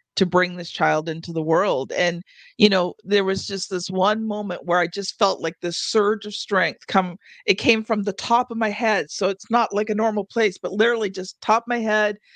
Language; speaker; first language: English; native; English